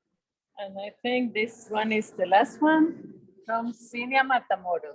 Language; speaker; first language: English; non-native, fluent; Spanish